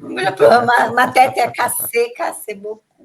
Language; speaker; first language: French; non-native, learner; Portuguese